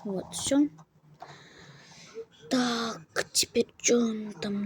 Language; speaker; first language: Russian; native; Russian